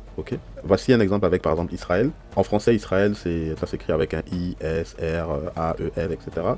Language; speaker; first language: French; native; French